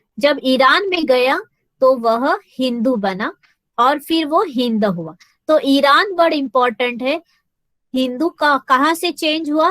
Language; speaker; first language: Hindi; non-native, local second language; Marathi